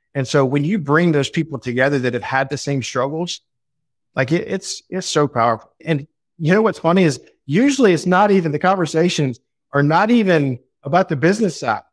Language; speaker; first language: English; native; English